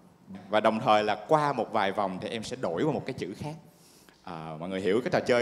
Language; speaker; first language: Vietnamese; native; Vietnamese